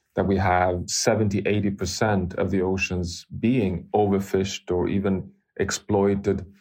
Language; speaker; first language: English; non-native, fluent; Swedish